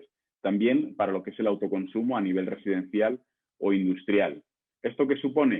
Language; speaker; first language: Spanish; native; Spanish